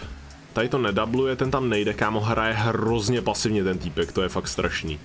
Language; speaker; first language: Czech; native; Czech